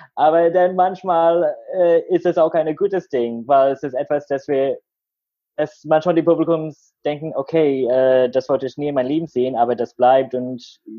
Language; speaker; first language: German; non-native, learner; English